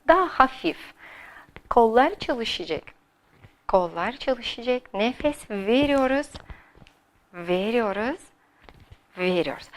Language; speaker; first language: Turkish; non-native, learner; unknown